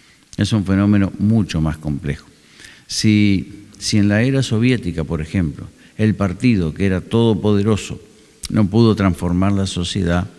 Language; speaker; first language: Spanish; native; Spanish